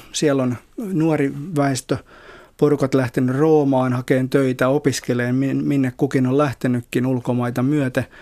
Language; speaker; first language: Finnish; native; Finnish